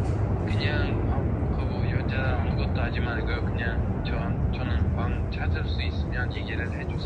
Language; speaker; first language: Korean; non-native, learner; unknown